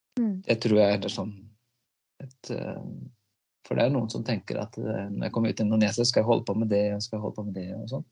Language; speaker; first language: Norwegian; native; Norwegian